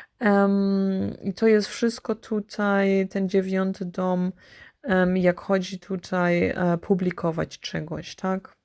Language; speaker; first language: Polish; early bilingual, heritage; Polish